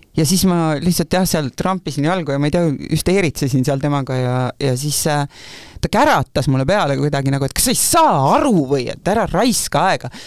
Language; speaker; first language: Estonian; native; Estonian